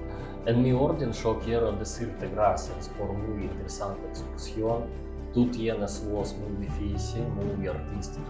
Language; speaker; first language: Spanish; non-native, learner; Russian